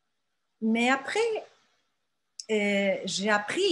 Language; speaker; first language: French; non-native, fluent; Turkish